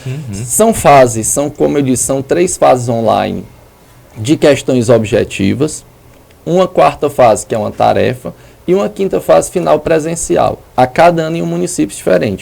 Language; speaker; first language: Portuguese; native; Portuguese